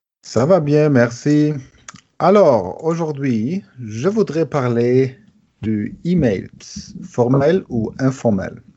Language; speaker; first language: French; non-native, learner; German